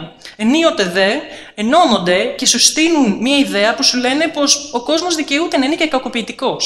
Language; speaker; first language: Greek; native; Greek